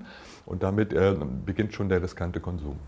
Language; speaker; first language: German; native; German